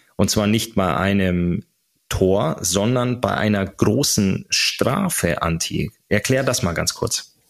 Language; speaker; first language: German; native; German